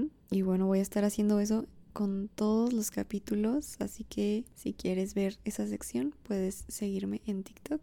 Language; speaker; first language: Spanish; native; Spanish